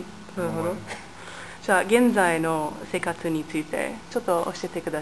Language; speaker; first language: Japanese; non-native, learner; English